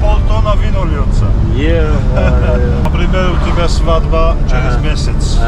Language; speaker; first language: Russian; non-native, fluent; Georgian